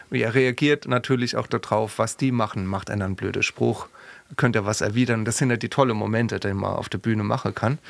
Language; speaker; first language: German; native; German